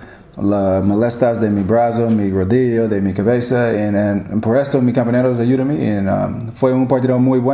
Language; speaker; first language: Spanish; non-native, learner; English